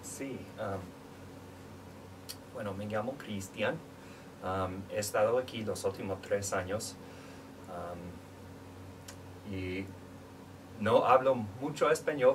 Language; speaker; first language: Spanish; non-native, fluent; English